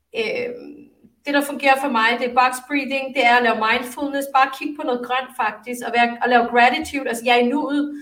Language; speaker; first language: Danish; early bilingual, other home language; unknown